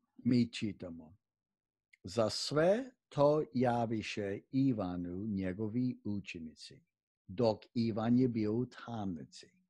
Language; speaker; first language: Croatian; early bilingual, heritage; Croatian